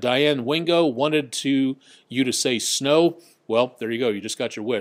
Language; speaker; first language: English; native; English